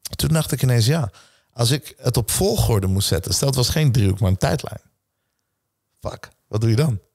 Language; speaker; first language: Dutch; early bilingual, other home language; Hebrew